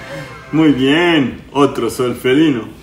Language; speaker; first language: Spanish; native; Spanish